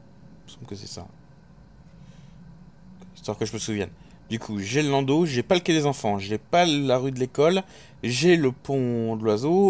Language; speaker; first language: French; native; French